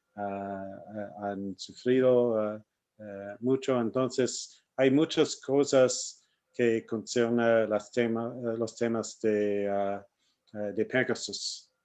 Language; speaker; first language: Spanish; non-native, learner; English